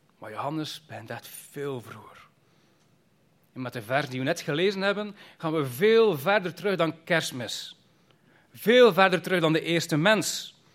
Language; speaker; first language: Dutch; native; Dutch